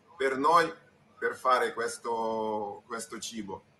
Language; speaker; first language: Italian; non-native, learner; Ukrainian